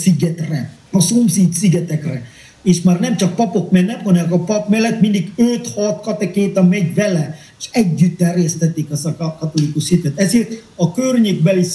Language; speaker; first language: Hungarian; non-native, fluent; Indonesian